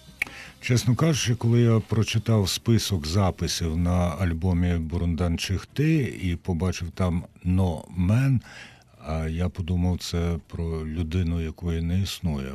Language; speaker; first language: Ukrainian; native; Ukrainian